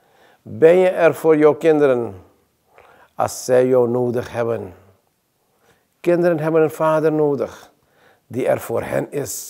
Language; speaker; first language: Dutch; native; Dutch